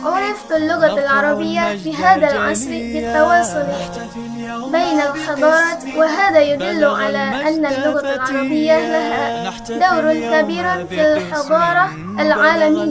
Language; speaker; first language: Arabic; non-native, learner; Indonesian